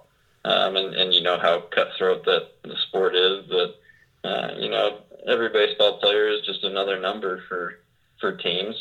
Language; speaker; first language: English; native; English